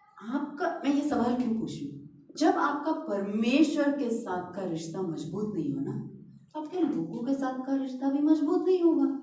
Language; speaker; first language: Hindi; non-native, local second language; Malayalam